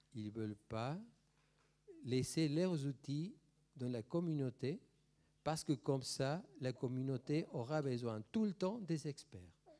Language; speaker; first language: French; non-native, fluent; Spanish